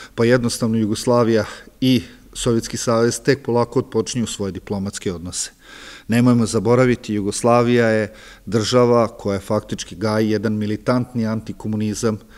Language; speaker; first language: Serbian; native; Serbian